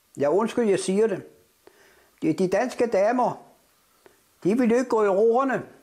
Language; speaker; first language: Danish; early bilingual, other home language; Polish